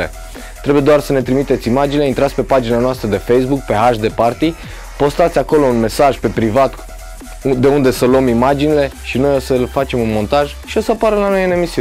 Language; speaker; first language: Romanian; native; Romanian